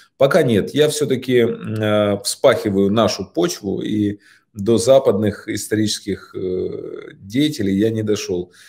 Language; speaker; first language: Russian; native; Russian